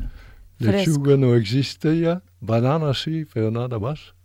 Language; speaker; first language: Spanish; non-native, fluent; French